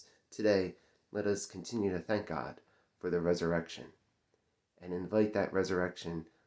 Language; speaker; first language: English; native; English